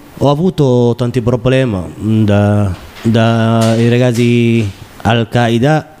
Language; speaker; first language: Italian; non-native, learner; Somali